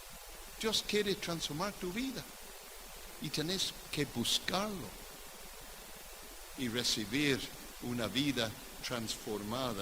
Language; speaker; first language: Spanish; non-native, fluent; English